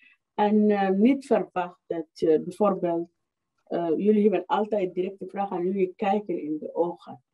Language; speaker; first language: Dutch; non-native, fluent; Arabic